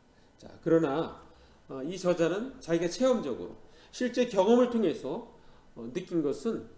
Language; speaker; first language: Korean; native; Korean